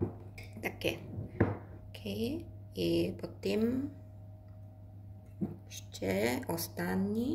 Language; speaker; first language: Ukrainian; non-native, learner; Korean